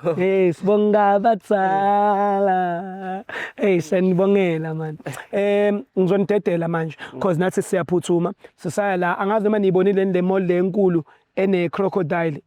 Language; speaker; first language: Zulu; native; Zulu